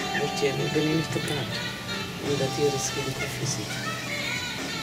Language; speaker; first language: Dutch; non-native, learner; Amharic